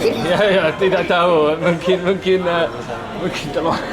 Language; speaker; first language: Indonesian; non-native, learner; English